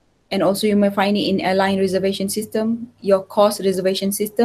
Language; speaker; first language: English; non-native, local second language; Malay